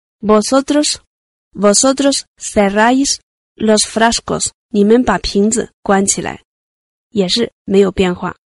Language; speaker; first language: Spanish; non-native, fluent; Chinese